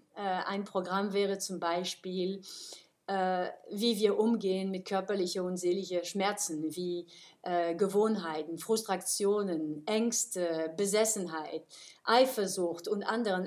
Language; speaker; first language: German; non-native, fluent; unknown